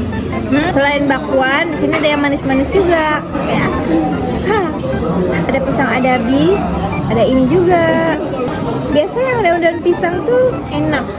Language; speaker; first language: Indonesian; native; Indonesian